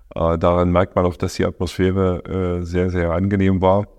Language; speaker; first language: German; native; German